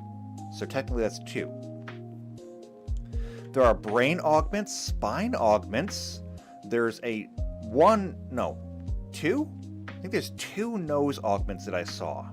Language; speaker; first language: English; native; English